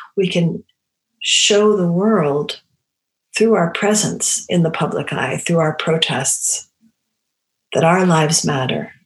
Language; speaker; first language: English; early bilingual, other home language; Romany